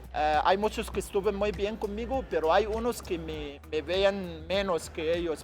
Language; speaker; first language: Spanish; non-native, fluent; Arabic